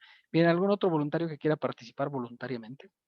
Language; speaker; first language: Spanish; native; Spanish